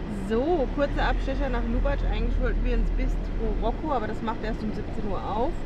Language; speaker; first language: German; native; German